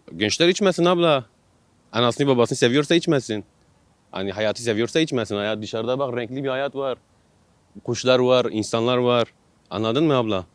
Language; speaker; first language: Turkish; non-native, local second language; Kurdish